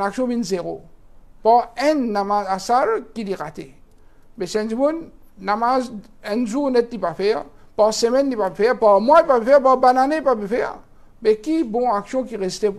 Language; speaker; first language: French; non-native, local second language; Morisyen